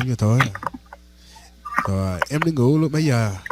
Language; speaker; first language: Vietnamese; non-native, learner; English